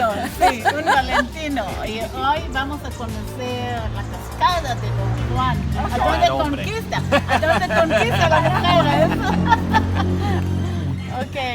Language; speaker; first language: Spanish; non-native, fluent; Hebrew